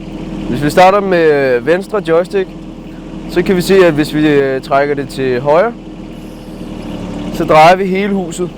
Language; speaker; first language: Danish; native; Danish